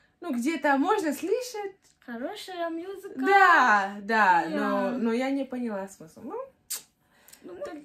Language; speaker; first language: Russian; non-native, learner; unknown